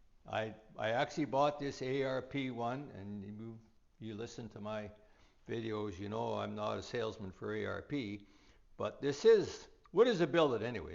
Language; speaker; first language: English; native; English